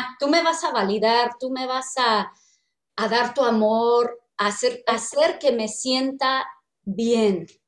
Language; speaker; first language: Spanish; non-native, fluent; English